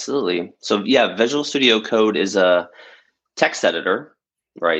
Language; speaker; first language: English; native; English